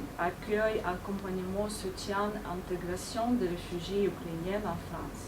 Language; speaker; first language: French; non-native, fluent; Ukrainian